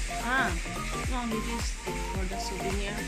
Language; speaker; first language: English; non-native, local second language; Filipino